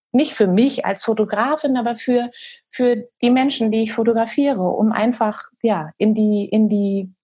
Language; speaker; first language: German; native; German